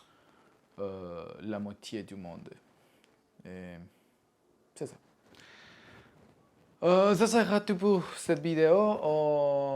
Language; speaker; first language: French; non-native, learner; Spanish